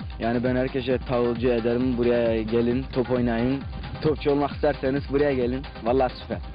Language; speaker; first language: Turkish; early bilingual, heritage; Turkish